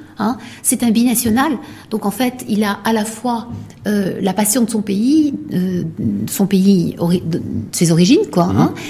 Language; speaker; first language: French; non-native, local second language; Arabic